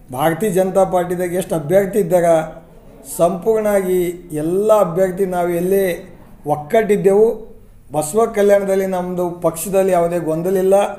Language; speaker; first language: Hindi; non-native, local second language; Kannada